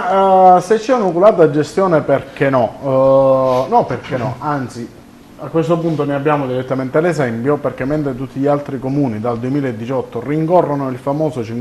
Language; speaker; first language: Italian; native; Italian